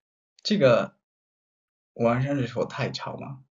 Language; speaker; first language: Chinese; non-native, learner; Japanese